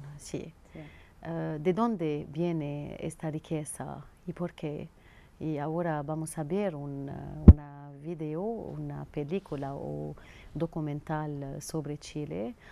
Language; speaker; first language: Spanish; non-native, learner; Arabic